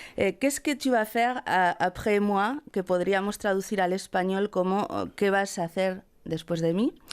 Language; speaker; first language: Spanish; native; Spanish